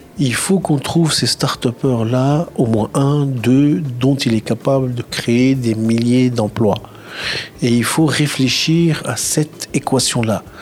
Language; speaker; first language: French; non-native, local second language; Arabic